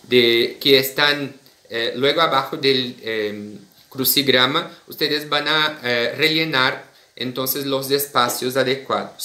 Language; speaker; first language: Spanish; non-native, fluent; Portuguese